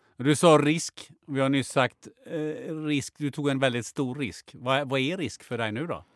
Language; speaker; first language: Swedish; native; Swedish